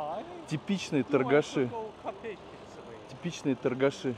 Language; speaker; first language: Russian; native; Russian